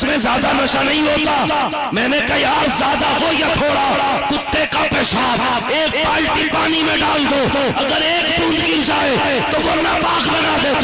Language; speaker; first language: Hindi; native; Hindi